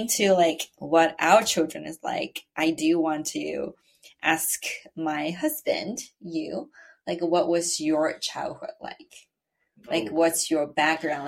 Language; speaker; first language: English; non-native, fluent; Chinese